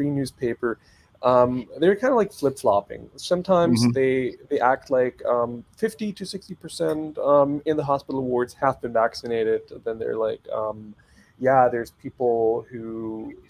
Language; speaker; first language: English; non-native, fluent; German